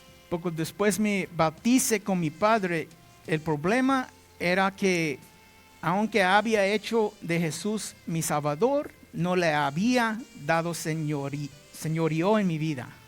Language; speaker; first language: Spanish; non-native, learner; English